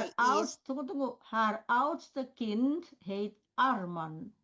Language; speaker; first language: Dutch; non-native, learner; Indonesian